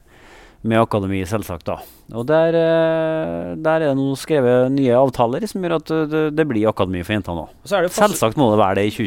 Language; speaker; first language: Norwegian; native; Norwegian